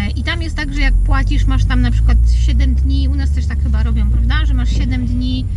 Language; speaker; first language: Polish; native; Polish